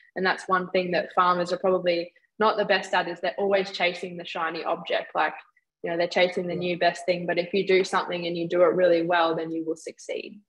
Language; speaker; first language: English; native; English